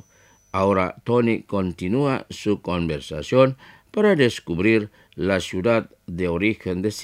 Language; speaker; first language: Spanish; non-native, fluent; Indonesian